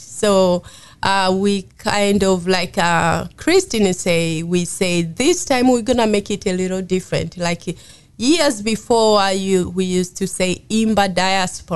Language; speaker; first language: English; non-native, local second language; Swahili